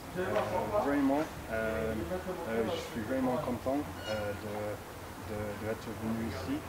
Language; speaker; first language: French; non-native, fluent; English